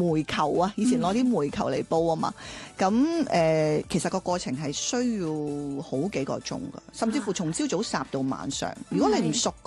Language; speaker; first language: Cantonese; native; Cantonese